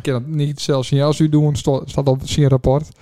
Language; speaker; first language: Dutch; native; Dutch